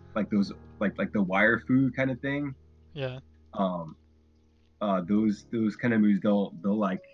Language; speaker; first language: English; native; English